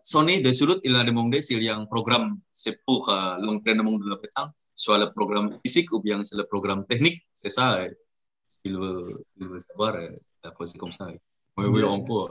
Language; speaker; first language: French; non-native, learner; Indonesian